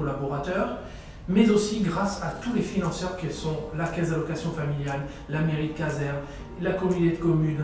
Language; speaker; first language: French; native; French